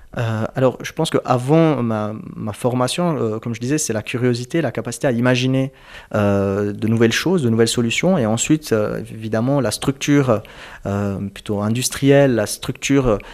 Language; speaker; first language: French; early bilingual, other home language; Turkish